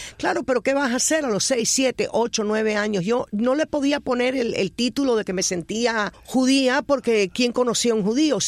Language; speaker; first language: Spanish; non-native, fluent; English